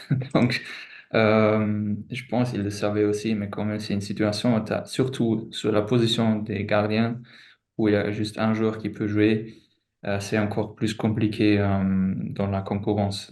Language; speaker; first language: French; non-native, fluent; German